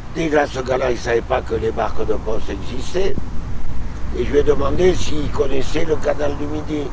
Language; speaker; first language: French; native; French